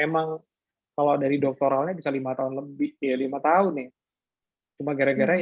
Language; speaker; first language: Indonesian; native; Indonesian